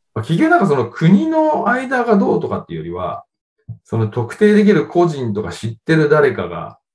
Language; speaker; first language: Japanese; native; Japanese